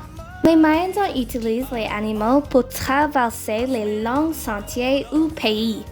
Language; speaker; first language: French; non-native, local second language; English